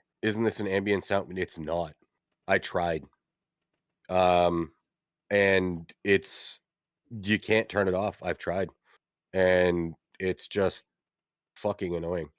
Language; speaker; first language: English; native; English